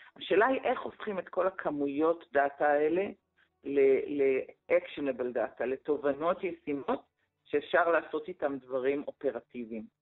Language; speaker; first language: Hebrew; native; Hebrew